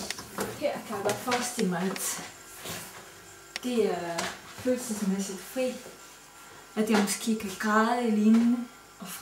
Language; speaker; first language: Danish; non-native, fluent; Romanian